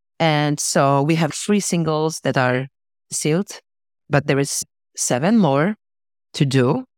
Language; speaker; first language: English; non-native, fluent; Polish